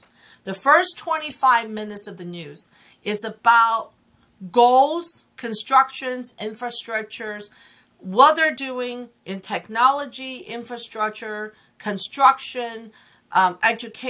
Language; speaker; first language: English; non-native, fluent; Chinese